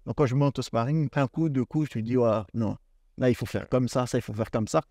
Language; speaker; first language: French; native; French